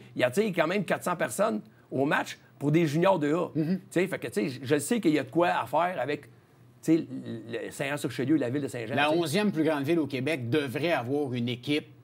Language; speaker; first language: French; native; French